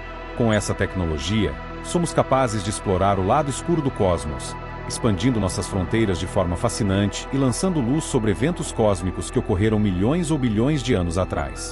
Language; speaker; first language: Portuguese; native; Portuguese